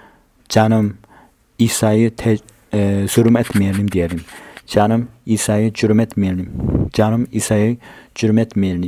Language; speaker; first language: Turkish; non-native, fluent; Korean